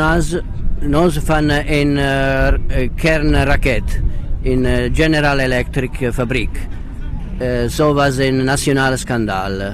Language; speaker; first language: Dutch; non-native, learner; Italian